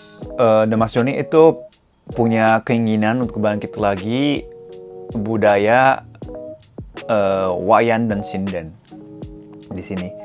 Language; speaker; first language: Indonesian; non-native, fluent; Japanese